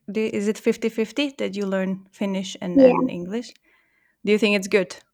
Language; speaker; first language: English; non-native, fluent; Czech